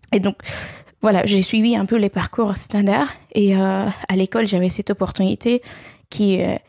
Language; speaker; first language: French; non-native, fluent; Spanish